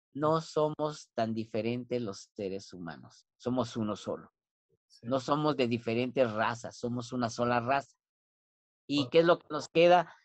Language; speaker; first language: Spanish; non-native, local second language; Nahuatl languages